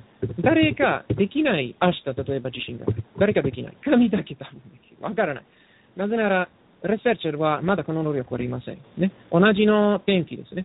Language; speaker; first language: Japanese; non-native, learner; Italian